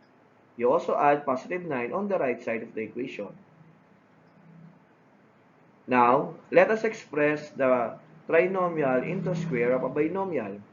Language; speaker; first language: English; non-native, local second language; Filipino